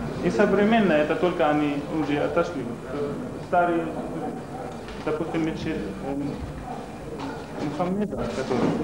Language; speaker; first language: Russian; non-native, learner; Arabic